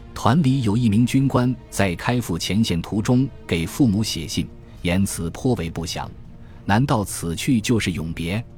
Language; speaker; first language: Chinese; native; Chinese